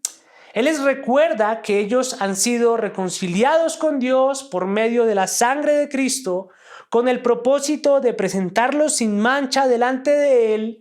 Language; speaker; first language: Spanish; native; Spanish